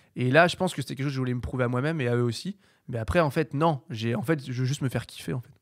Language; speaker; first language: French; native; French